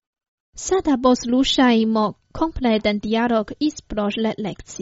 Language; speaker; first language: Croatian; non-native, fluent; Chinese